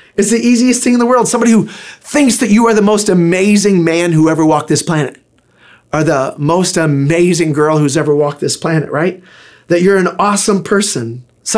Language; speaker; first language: English; native; English